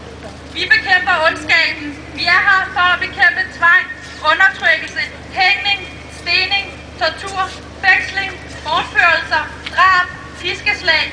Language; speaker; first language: Danish; early bilingual, other home language; Persian